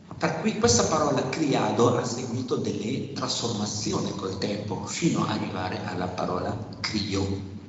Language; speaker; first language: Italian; non-native, fluent; Wolof